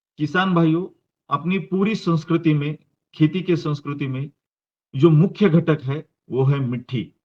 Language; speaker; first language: Hindi; non-native, local second language; Marathi